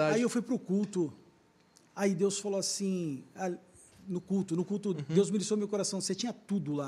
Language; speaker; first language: Portuguese; native; Portuguese